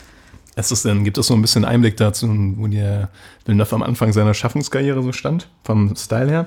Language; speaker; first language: German; native; German